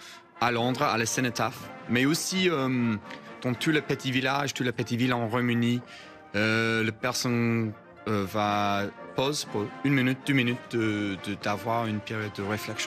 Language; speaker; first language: French; non-native, fluent; English